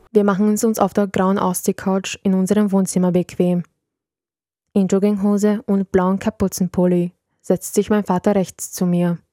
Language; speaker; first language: German; early bilingual, other home language; Serbian